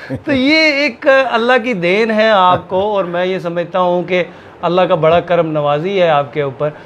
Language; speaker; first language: Urdu; non-native, local second language; Punjabi